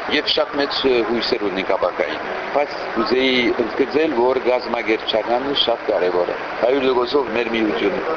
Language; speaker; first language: Armenian; early bilingual, heritage; Armenian